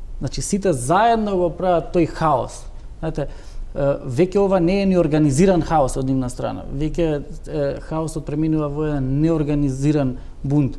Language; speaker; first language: Macedonian; non-native, local second language; Turkish